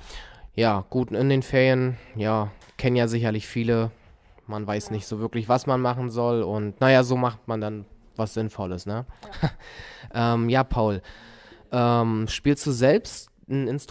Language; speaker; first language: German; native; German